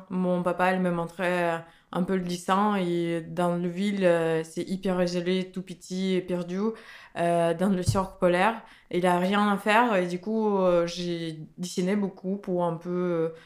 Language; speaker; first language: French; non-native, learner; Russian